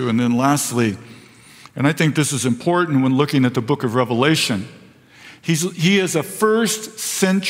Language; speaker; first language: English; native; English